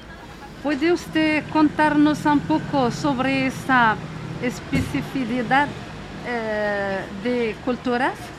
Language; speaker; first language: Spanish; non-native, fluent; Arabic